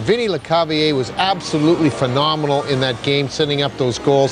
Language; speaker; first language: English; native; English